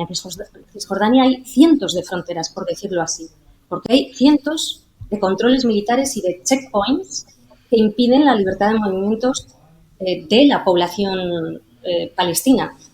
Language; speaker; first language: Spanish; native; Spanish